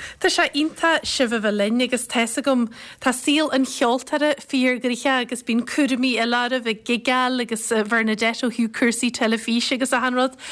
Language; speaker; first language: Irish; native; Irish